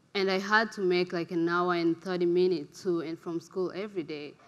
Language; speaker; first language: English; non-native, local second language; Kinyarwanda